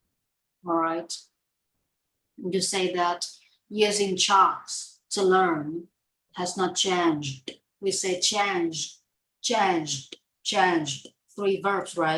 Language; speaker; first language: English; non-native, fluent; Vietnamese